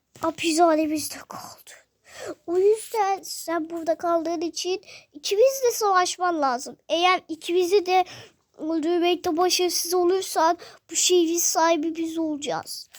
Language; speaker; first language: Turkish; native; Turkish